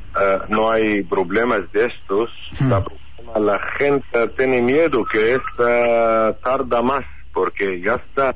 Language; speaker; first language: Spanish; non-native, learner; Arabic